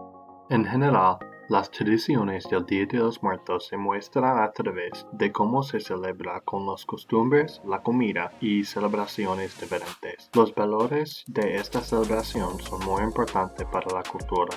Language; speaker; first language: Spanish; non-native, learner; English